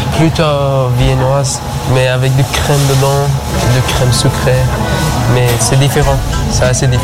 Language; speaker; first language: French; non-native, learner; Persian